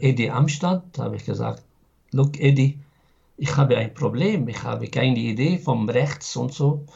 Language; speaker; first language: German; non-native, fluent; Arabic